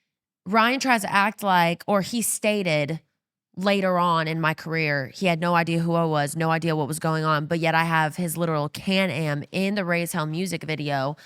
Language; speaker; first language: English; native; English